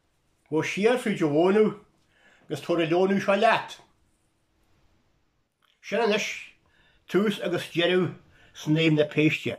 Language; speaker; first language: Irish; native; Irish